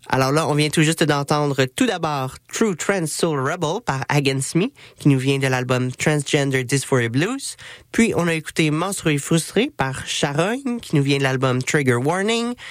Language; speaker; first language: French; native; French